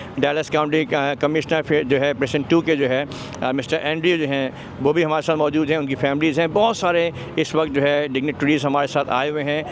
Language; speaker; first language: Urdu; native; Urdu